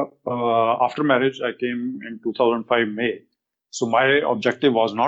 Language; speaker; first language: English; non-native, local second language; Hindi